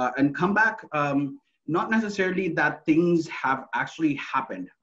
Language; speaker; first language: English; non-native, local second language; Urdu